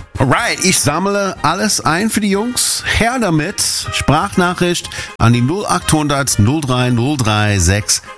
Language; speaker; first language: German; native; German